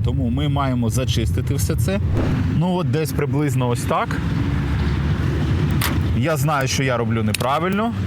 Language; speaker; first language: Ukrainian; native; Ukrainian